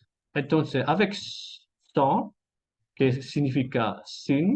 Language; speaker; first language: Spanish; non-native, fluent; French